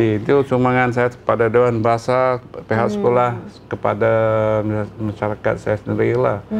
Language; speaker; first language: Malay; non-native, local second language; Iban